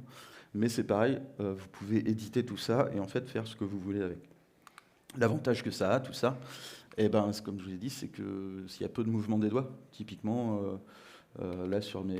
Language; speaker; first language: French; native; French